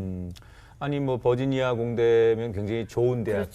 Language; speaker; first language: Korean; native; Korean